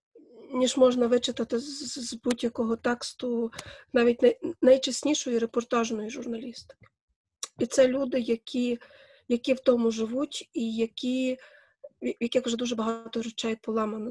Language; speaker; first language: Ukrainian; native; Ukrainian